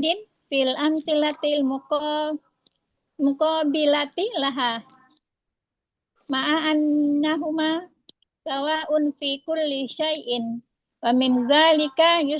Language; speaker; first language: Arabic; non-native, learner; Indonesian